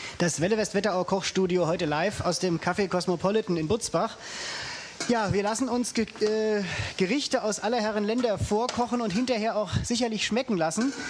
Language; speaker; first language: German; native; German